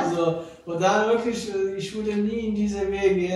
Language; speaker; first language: German; non-native, learner; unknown